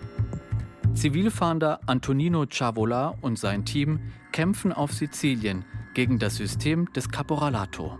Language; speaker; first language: German; native; German